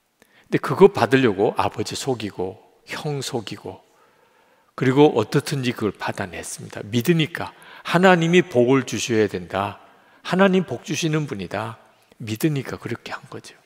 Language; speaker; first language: Korean; native; Korean